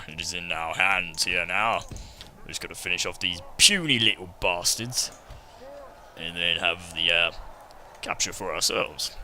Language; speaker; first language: English; native; English